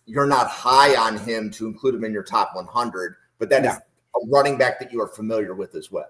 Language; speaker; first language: English; native; English